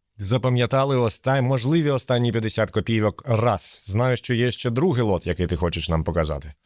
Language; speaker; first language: Ukrainian; native; Ukrainian